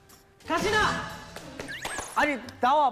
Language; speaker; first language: Korean; native; Korean